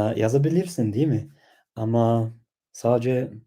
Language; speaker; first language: Turkish; non-native, learner; English